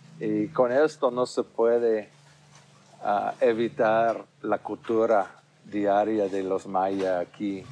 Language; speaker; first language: Spanish; non-native, fluent; English